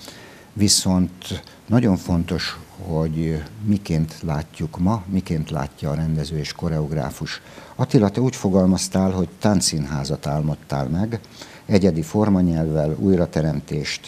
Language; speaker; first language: Hungarian; native; Hungarian